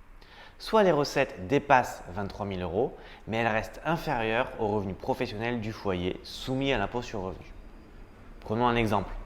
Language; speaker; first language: French; native; French